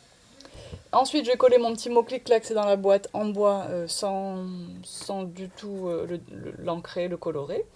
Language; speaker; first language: French; native; French